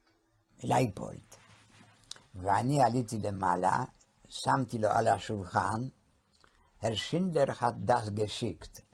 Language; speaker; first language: Hebrew; non-native, fluent; Polish